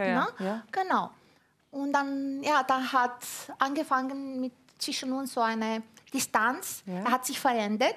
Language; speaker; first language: German; non-native, fluent; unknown